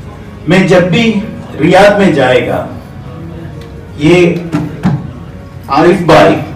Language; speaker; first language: Hindi; non-native, fluent; Bangla